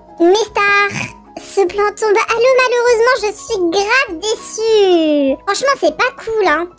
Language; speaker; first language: French; early bilingual, other home language; Polish